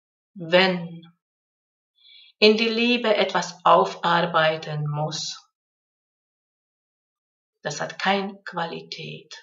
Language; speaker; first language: German; non-native, fluent; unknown